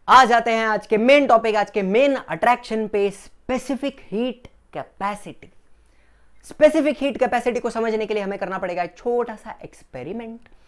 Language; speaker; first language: Hindi; non-native, local second language; Gujarati